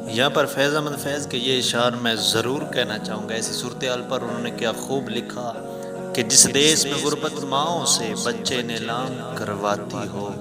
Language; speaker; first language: Urdu; native; Urdu